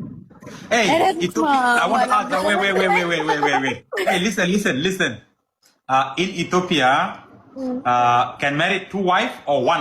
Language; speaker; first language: English; non-native, learner; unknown